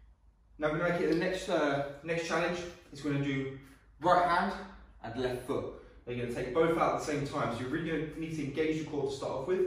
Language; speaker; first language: English; native; English